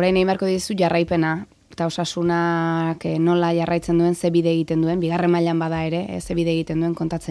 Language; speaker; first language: Basque; native; Basque